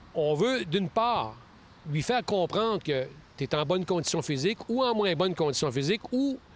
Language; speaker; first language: French; native; French